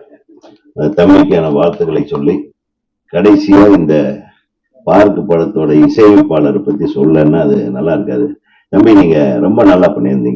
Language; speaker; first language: Tamil; native; Tamil